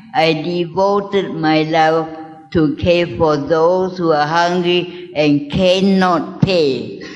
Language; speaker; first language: English; non-native, fluent; Min Nan Chinese